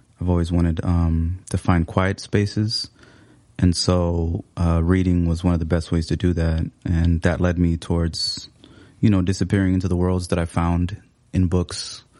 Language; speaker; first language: English; early bilingual, other home language; Somali